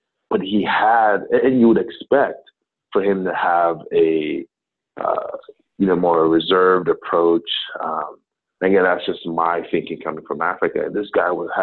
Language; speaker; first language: English; non-native, local second language; Akan